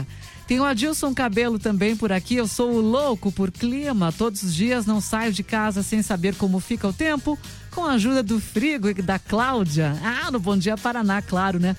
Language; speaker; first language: Portuguese; native; Portuguese